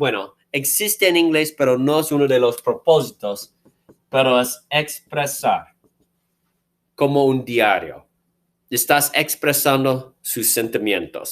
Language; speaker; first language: Spanish; non-native, fluent; English